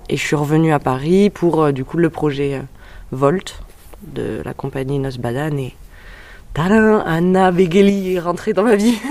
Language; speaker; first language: French; native; French